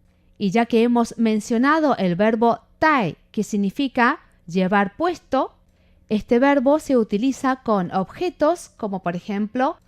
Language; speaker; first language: Spanish; non-native, fluent; Chinese